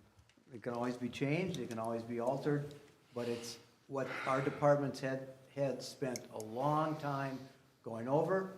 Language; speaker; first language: English; native; English